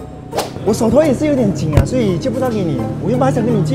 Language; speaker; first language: Chinese; native; Chinese